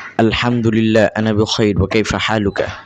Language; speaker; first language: Arabic; non-native, learner; Bangla